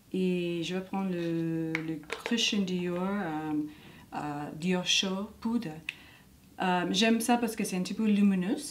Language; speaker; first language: French; non-native, learner; English